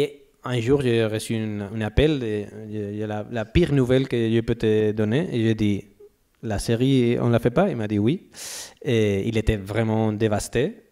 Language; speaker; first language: French; non-native, learner; Spanish